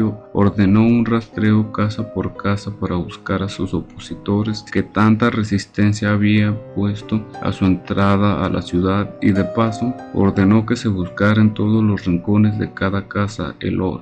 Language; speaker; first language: Spanish; native; Spanish